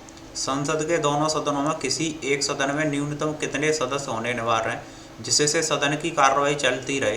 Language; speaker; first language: Hindi; native; Hindi